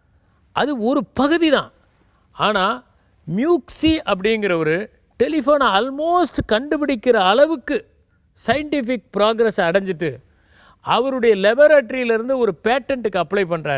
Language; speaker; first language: Tamil; native; Tamil